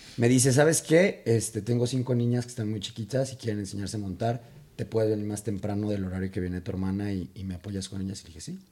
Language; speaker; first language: Spanish; native; Spanish